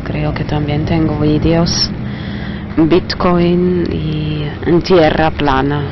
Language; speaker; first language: Spanish; non-native, fluent; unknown